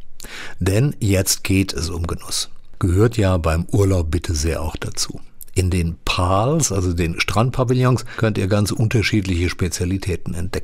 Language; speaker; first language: German; native; German